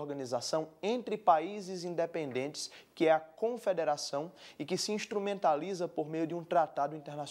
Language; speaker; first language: Portuguese; native; Portuguese